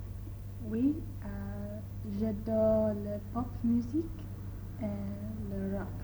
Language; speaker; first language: French; non-native, learner; English